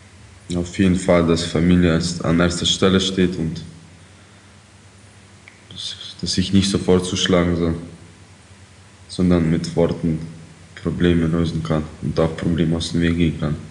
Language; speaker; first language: German; early bilingual, other home language; Ukrainian